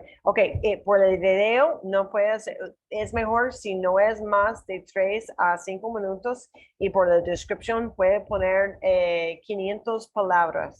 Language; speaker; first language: Spanish; non-native, learner; English